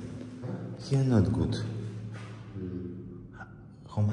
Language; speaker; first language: English; non-native, learner; Russian